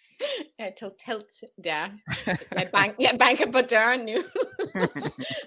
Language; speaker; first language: Danish; non-native, learner; English